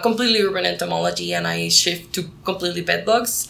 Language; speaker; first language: English; non-native, fluent; Spanish